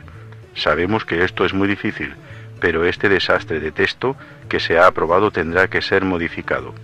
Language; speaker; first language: Spanish; native; Spanish